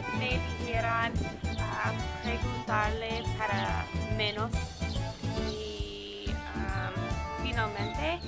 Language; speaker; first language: Spanish; non-native, learner; English